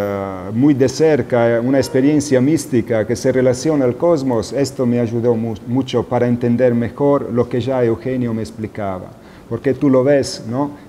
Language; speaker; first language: Spanish; non-native, fluent; Italian